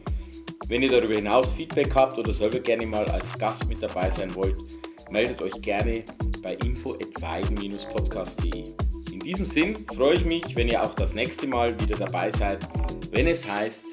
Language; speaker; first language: German; native; German